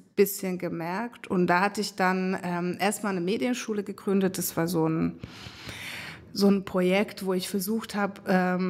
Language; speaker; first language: German; non-native, fluent; Hungarian